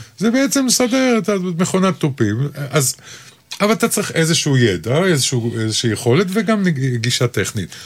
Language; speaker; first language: Hebrew; early bilingual, other home language; Russian